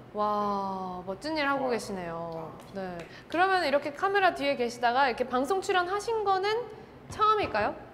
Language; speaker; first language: Korean; native; Korean